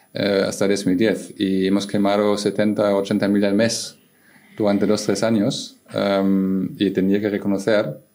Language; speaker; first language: Spanish; non-native, fluent; German